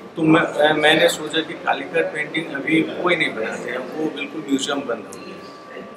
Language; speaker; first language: Hindi; non-native, local second language; Bangla